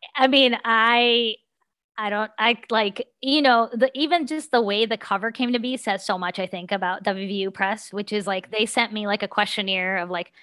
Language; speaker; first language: English; native; English